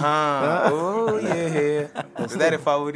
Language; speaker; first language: Swedish; early bilingual, other home language; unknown